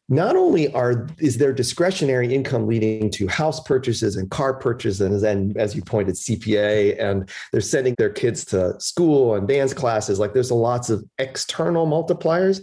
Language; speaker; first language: English; early bilingual, other home language; German